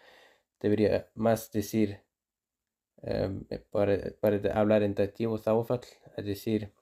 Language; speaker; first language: Spanish; non-native, fluent; Icelandic